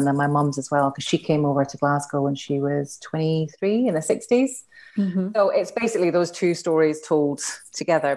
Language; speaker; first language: English; native; English